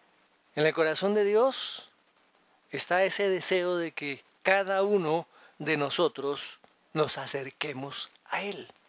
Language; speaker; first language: Spanish; native; Spanish